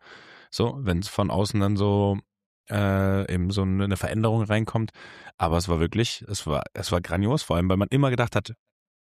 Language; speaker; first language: German; native; German